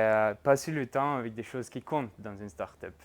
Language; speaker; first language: French; non-native, fluent; Norwegian